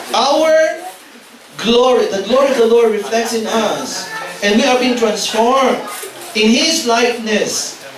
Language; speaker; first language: English; non-native, local second language; Filipino